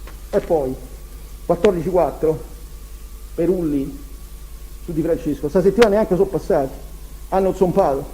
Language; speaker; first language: Italian; native; Italian